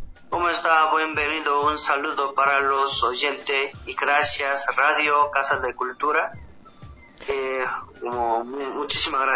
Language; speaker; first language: Spanish; non-native, learner; Korean